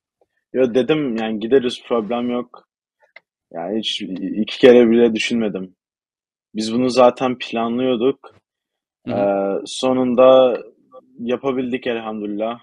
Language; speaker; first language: Turkish; early bilingual, heritage; Turkish